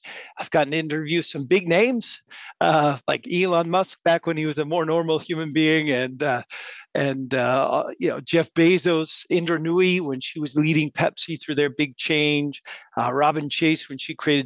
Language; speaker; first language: English; native; English